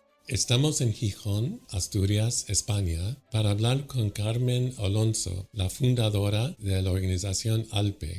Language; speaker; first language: Spanish; non-native, fluent; English